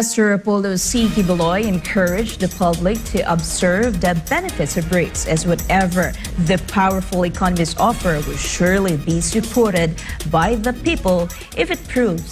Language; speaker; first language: English; non-native, local second language; Filipino